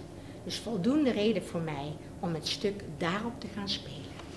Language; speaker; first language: Dutch; native; Dutch